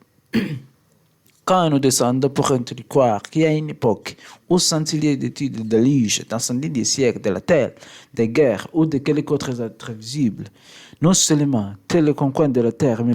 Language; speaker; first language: French; non-native, learner; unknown